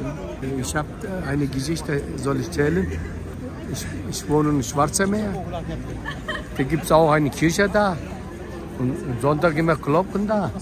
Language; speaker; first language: German; non-native, learner; Turkish